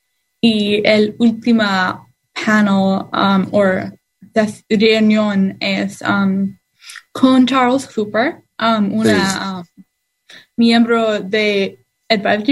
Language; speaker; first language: Spanish; non-native, learner; English